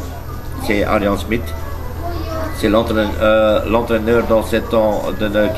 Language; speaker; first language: French; non-native, learner; Dutch